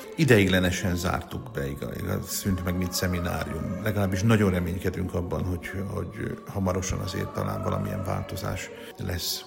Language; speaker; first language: Hungarian; native; Hungarian